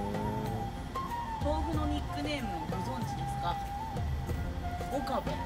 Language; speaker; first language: Japanese; native; Japanese